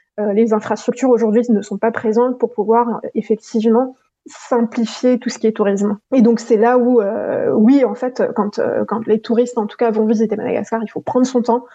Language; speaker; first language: French; non-native, local second language; Gujarati